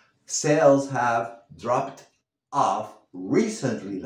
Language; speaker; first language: English; non-native, fluent; Spanish